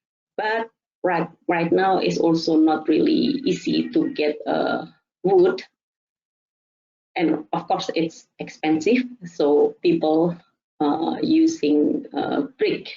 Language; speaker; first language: English; non-native, fluent; Indonesian